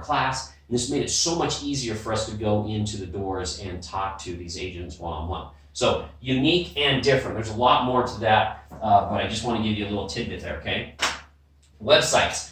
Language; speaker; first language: English; native; English